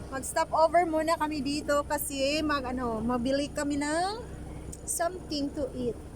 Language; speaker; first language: Filipino; non-native, local second language; Cebuano